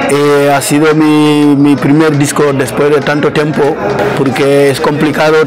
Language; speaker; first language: Spanish; non-native, fluent; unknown